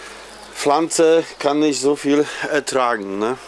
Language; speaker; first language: German; non-native, learner; Polish